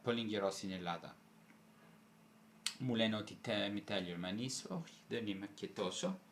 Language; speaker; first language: Greek; non-native, fluent; Italian